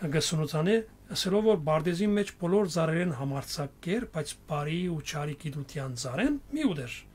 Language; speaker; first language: Armenian; native; Armenian